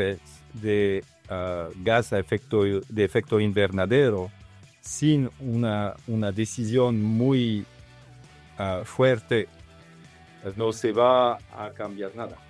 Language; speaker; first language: Spanish; non-native, learner; Italian